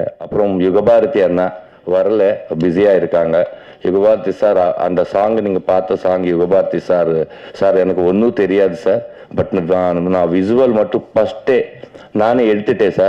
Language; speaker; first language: Tamil; non-native, learner; Telugu